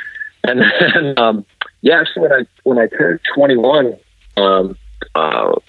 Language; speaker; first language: English; native; English